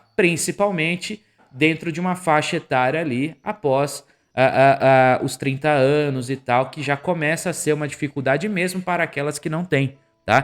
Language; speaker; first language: Portuguese; native; Portuguese